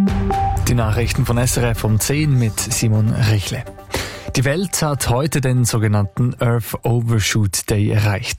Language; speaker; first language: German; native; German